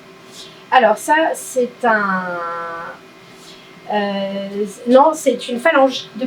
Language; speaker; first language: French; native; French